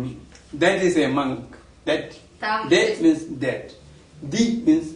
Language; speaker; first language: English; non-native, learner; Tibetan